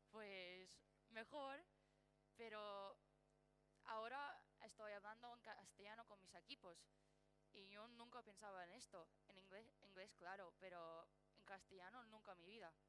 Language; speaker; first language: Spanish; non-native, learner; English